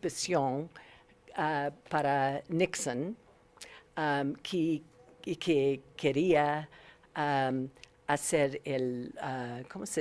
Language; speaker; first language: Spanish; non-native, learner; English